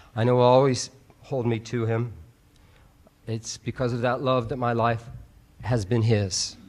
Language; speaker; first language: English; native; English